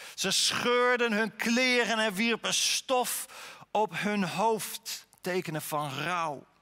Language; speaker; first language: Dutch; native; Dutch